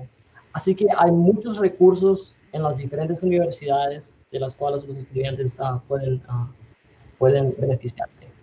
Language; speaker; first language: Spanish; early bilingual, other home language; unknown